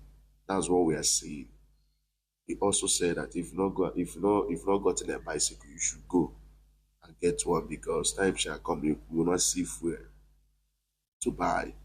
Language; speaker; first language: English; non-native, local second language; Igbo